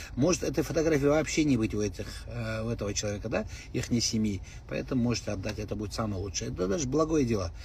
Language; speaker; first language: Russian; non-native, local second language; Kazakh